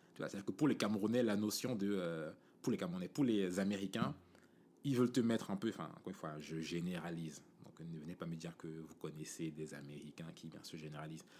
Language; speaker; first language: French; native; French